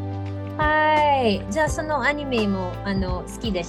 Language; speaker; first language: Japanese; non-native, fluent; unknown